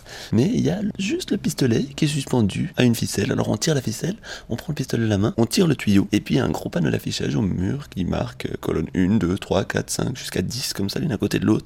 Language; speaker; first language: French; native; French